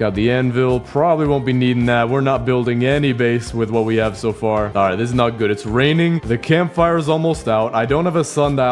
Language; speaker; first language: English; native; English